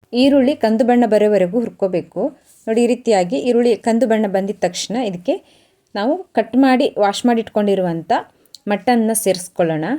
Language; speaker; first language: Kannada; native; Kannada